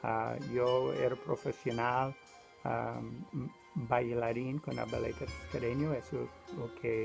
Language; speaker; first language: Spanish; non-native, learner; English